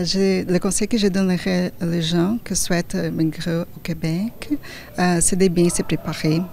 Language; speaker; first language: French; non-native, fluent; Portuguese